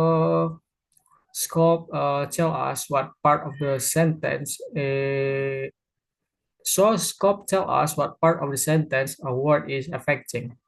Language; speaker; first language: English; non-native, learner; Indonesian